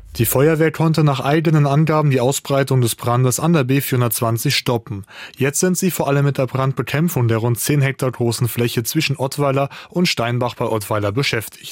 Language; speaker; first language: German; native; German